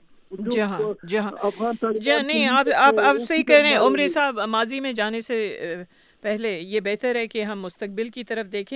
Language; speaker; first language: Urdu; native; Urdu